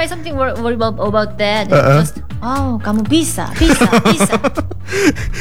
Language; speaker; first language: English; non-native, learner; Korean